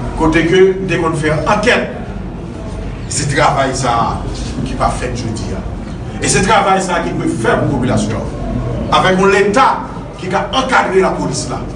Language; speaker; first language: French; non-native, local second language; Haitian Creole